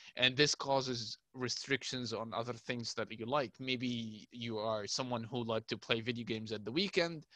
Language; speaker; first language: English; non-native, fluent; Arabic